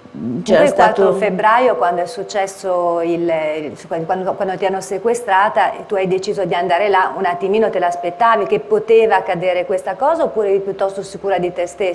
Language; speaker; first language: Italian; native; Italian